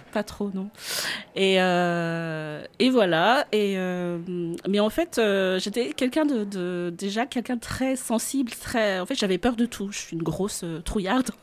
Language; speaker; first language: French; non-native, local second language; Malagasy